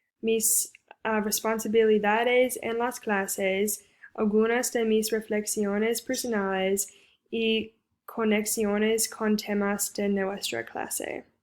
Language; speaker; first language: Spanish; non-native, fluent; English